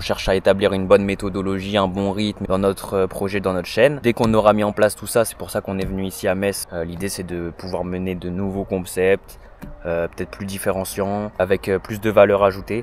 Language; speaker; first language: French; native; French